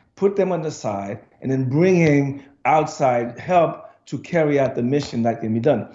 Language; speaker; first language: English; non-native, fluent; Haitian Creole